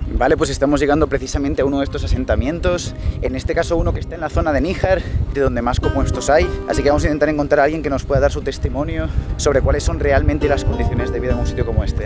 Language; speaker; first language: Spanish; native; Spanish